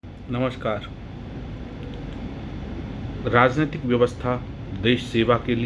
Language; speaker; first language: Hindi; native; Hindi